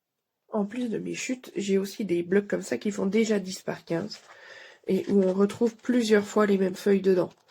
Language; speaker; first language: French; native; French